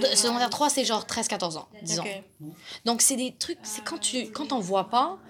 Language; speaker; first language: French; native; French